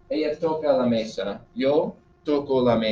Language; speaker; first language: Spanish; non-native, fluent; English